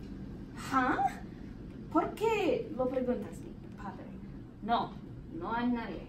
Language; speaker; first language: Spanish; non-native, learner; English